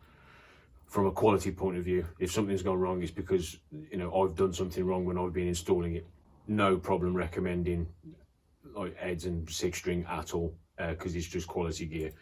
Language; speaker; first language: English; native; English